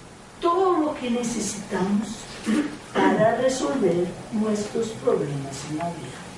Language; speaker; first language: Spanish; non-native, fluent; Portuguese